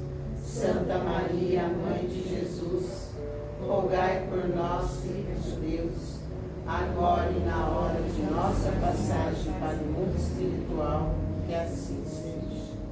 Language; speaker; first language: Portuguese; native; Portuguese